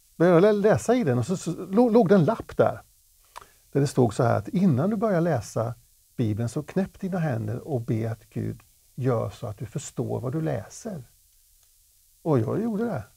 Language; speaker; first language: Swedish; native; Swedish